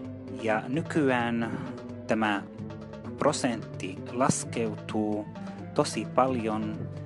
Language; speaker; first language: Finnish; non-native, fluent; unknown